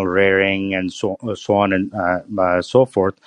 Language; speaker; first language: English; non-native, local second language; Urdu